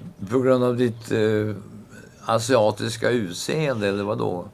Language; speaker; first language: Swedish; native; Swedish